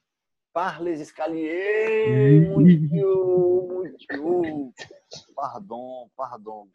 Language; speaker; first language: French; non-native, learner; Portuguese